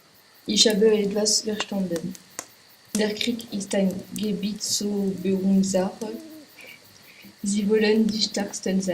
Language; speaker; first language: German; non-native, learner; French